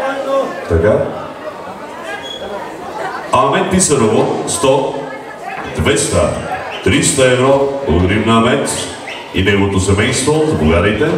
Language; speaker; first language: Bulgarian; non-native, local second language; Turkish